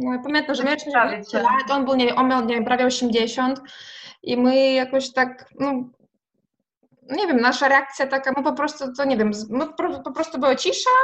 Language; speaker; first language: Polish; non-native, fluent; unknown